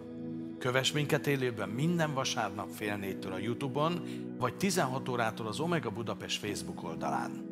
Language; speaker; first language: Hungarian; native; Hungarian